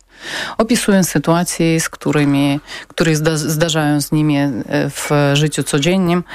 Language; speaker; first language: Polish; non-native, learner; Ukrainian